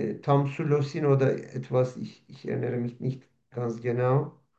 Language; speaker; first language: German; non-native, learner; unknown